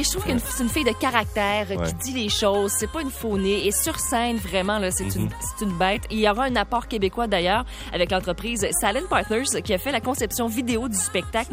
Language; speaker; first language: French; native; French